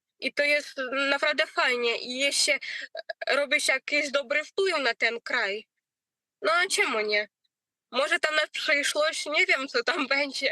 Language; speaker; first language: Polish; non-native, learner; Ukrainian